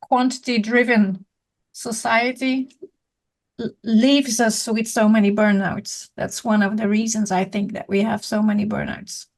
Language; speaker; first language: English; non-native, fluent; Dutch